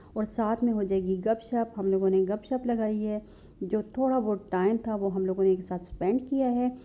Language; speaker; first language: Urdu; non-native, local second language; Punjabi